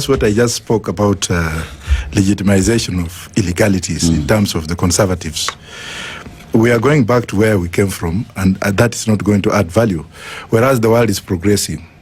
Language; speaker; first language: English; non-native, local second language; Luyia